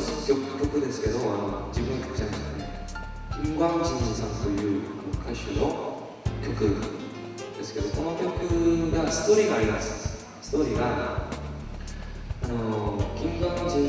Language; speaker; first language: Japanese; non-native, fluent; Korean